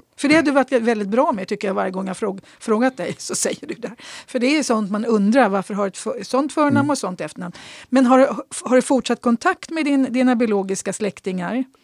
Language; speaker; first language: Swedish; native; Swedish